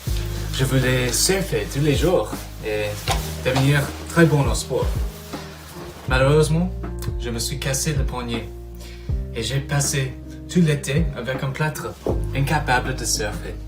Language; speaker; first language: French; non-native, fluent; English